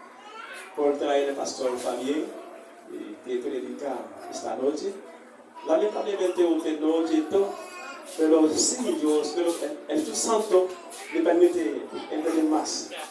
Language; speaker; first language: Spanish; non-native, learner; Haitian Creole